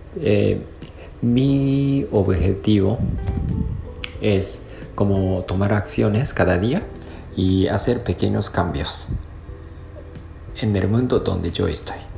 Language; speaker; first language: Spanish; non-native, fluent; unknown